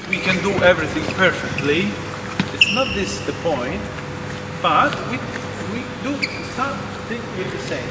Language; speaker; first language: English; non-native, learner; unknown